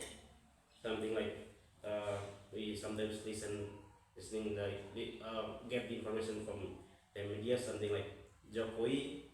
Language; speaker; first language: English; non-native, fluent; Indonesian